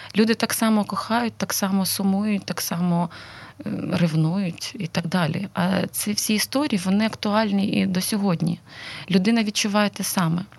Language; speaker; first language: Ukrainian; non-native, local second language; Russian